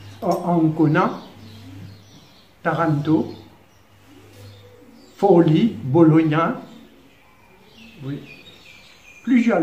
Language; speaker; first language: French; non-native, learner; Morisyen